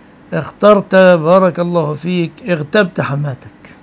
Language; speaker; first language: Arabic; native; Arabic